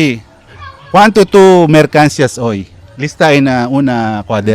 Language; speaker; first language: Spanish; non-native, learner; Filipino